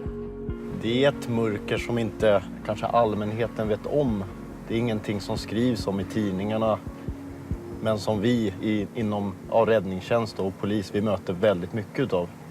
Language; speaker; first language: Swedish; native; Swedish